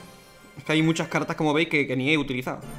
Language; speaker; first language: Spanish; native; Spanish